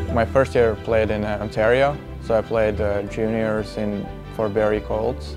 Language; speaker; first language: English; non-native, fluent; Latvian